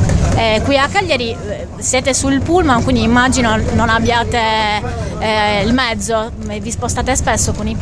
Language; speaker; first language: Italian; native; Italian